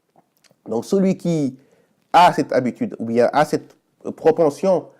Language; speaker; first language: French; native; French